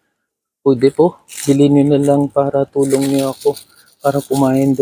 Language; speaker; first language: Filipino; non-native, learner; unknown